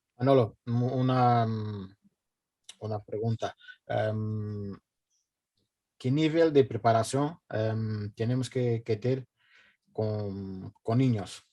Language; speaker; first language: Spanish; non-native, learner; Portuguese